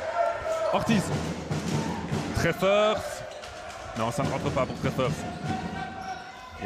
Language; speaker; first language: French; native; French